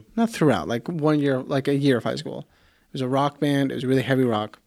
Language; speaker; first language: English; early bilingual, other home language; Plautdietsch